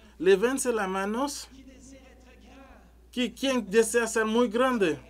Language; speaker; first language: Spanish; non-native, learner; French